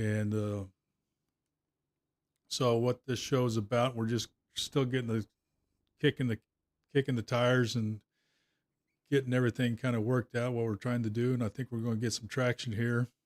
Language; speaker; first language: English; native; English